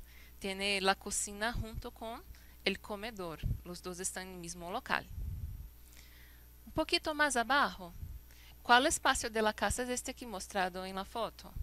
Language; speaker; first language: Spanish; non-native, fluent; Portuguese